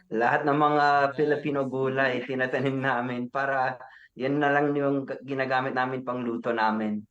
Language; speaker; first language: Filipino; non-native, fluent; English